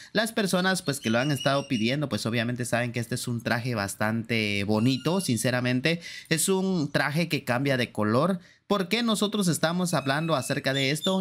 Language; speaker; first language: Spanish; native; Spanish